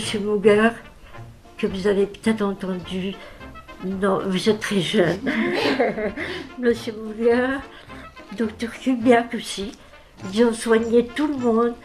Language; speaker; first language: French; native; French